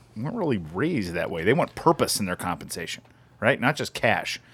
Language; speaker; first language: English; native; English